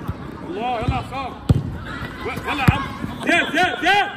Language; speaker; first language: Arabic; native; Arabic